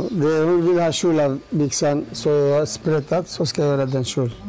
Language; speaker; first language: Swedish; non-native, learner; Turoyo